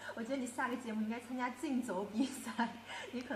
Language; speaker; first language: Chinese; native; Chinese